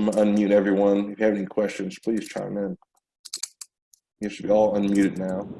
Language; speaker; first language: English; native; English